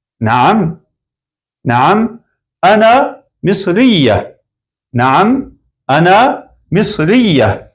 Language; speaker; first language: Arabic; non-native, fluent; Persian